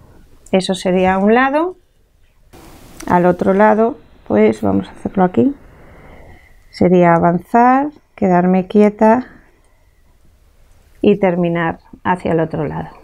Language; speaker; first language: Spanish; native; Spanish